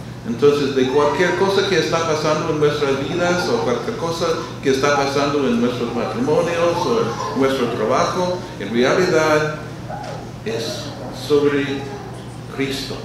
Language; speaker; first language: Spanish; non-native, learner; English